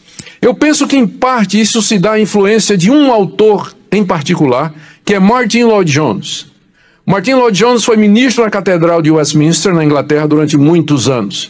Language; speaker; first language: Portuguese; native; Portuguese